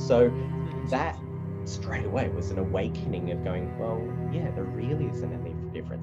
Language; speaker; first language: English; native; English